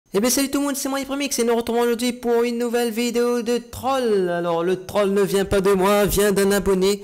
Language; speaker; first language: French; native; French